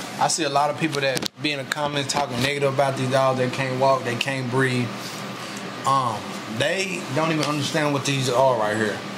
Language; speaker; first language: English; native; English